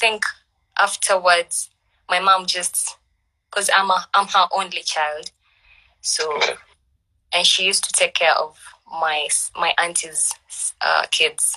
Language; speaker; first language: English; non-native, local second language; Swahili